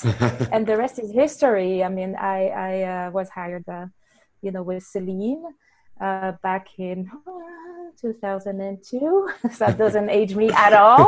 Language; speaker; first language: English; non-native, fluent; French